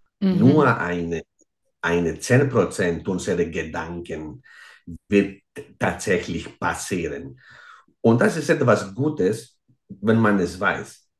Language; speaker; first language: German; non-native, fluent; Greek